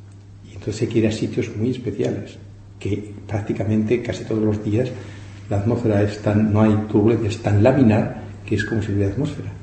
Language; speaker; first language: Spanish; native; Spanish